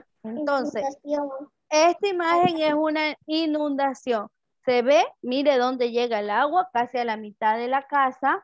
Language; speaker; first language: Spanish; native; Spanish